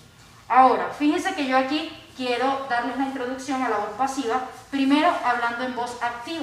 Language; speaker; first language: Spanish; native; Spanish